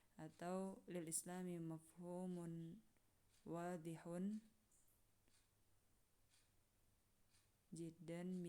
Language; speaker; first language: Arabic; non-native, fluent; Indonesian